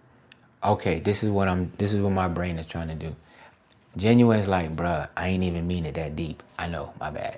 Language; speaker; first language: English; native; English